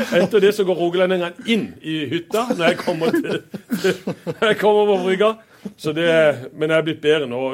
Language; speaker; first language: Norwegian; native; Norwegian